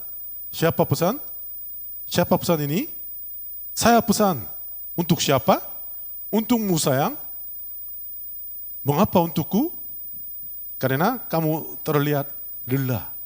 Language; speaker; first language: Indonesian; non-native, learner; Korean